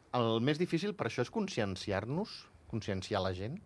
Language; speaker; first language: Catalan; native; Catalan